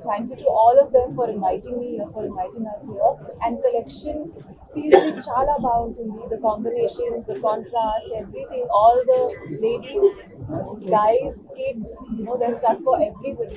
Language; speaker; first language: Telugu; non-native, learner; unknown